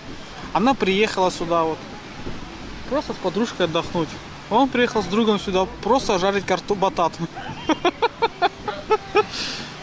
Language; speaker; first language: Russian; native; Russian